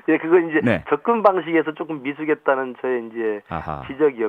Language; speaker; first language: Korean; native; Korean